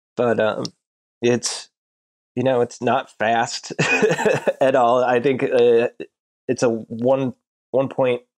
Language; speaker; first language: English; native; English